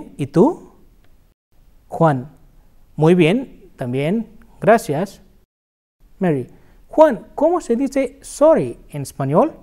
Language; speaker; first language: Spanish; non-native, fluent; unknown